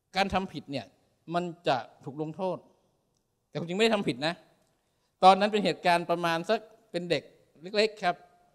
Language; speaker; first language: Thai; native; Thai